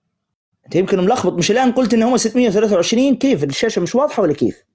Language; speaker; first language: Arabic; native; Arabic